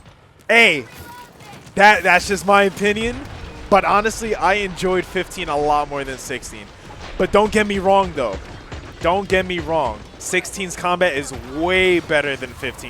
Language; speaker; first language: English; native; English